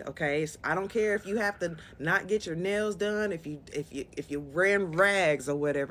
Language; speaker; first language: English; native; English